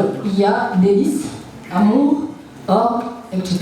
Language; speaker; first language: French; non-native, local second language; Rundi